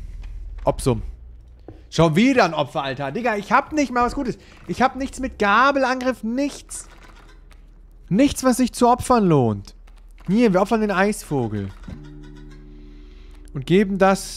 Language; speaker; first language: German; native; German